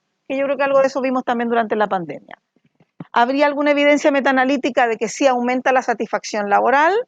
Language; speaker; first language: Spanish; native; Spanish